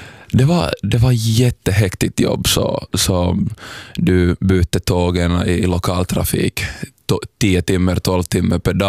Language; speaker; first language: Swedish; non-native, local second language; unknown